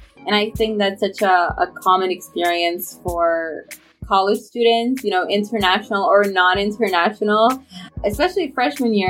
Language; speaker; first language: English; non-native, fluent; Romanian